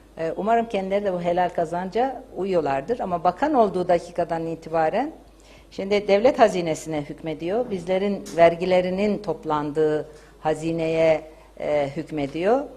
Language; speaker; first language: Turkish; native; Turkish